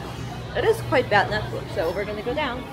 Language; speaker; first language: English; non-native, learner; Korean